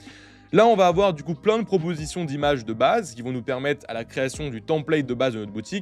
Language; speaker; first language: French; native; French